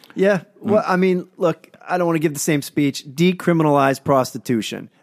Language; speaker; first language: English; native; English